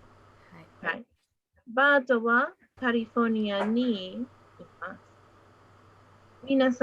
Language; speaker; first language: Japanese; non-native, fluent; English